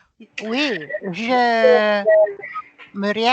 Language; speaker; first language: French; non-native, learner; Italian